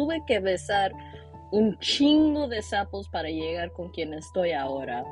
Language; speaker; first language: Spanish; early bilingual, heritage; Spanish